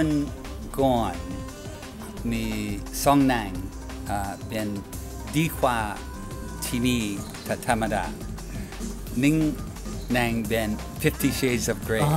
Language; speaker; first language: Thai; non-native, learner; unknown